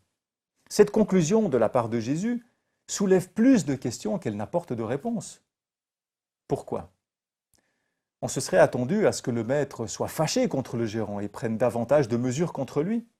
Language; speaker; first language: French; native; French